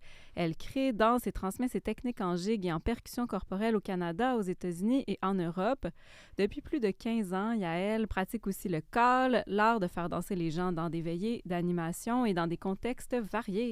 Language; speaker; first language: French; native; French